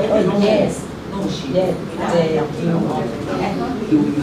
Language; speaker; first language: English; non-native, learner; Thai